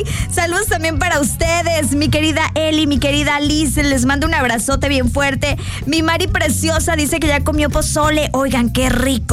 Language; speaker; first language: Spanish; native; Spanish